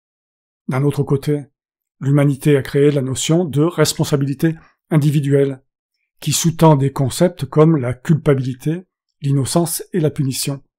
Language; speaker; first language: French; native; French